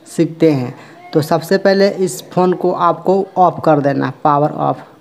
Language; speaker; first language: Hindi; native; Hindi